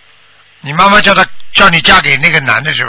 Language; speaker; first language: Chinese; native; Chinese